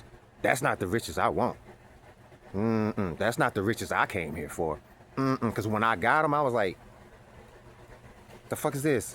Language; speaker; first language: English; native; English